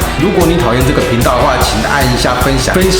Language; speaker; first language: Chinese; native; Chinese